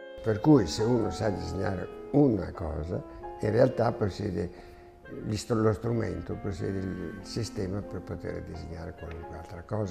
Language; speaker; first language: Italian; native; Italian